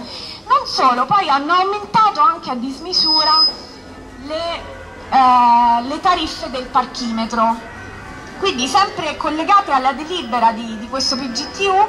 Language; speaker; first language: Italian; native; Italian